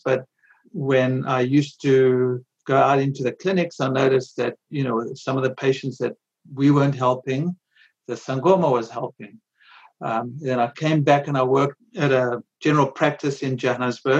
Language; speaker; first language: English; native; English